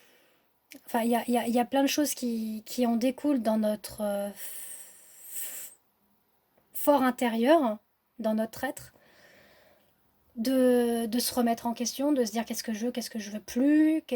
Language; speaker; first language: French; native; French